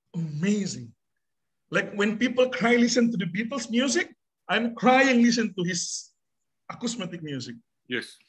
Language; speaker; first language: English; non-native, fluent; Indonesian